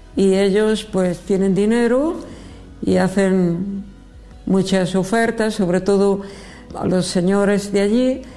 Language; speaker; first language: Spanish; native; Spanish